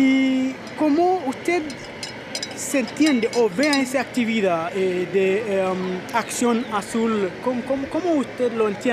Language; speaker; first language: Spanish; non-native, learner; Haitian Creole